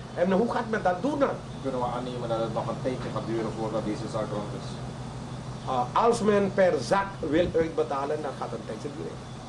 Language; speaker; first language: Dutch; native; Dutch